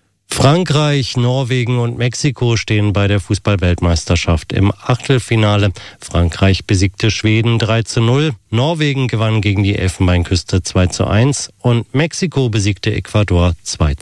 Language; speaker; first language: German; native; German